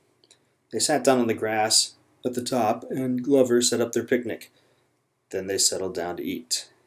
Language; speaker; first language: English; native; English